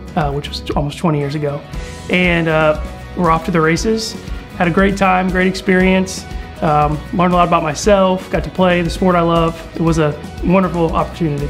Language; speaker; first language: English; native; English